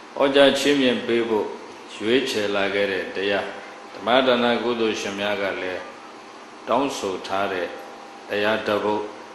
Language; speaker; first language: Burmese; native; Burmese